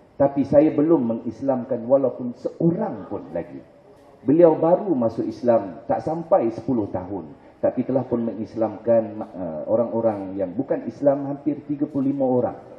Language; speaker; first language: Malay; native; Malay